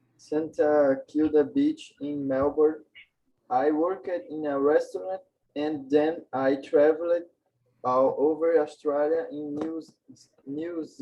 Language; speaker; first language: English; non-native, learner; Portuguese